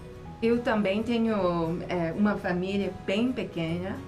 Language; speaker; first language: Portuguese; non-native, fluent; English